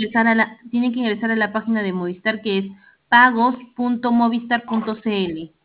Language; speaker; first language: Spanish; native; Spanish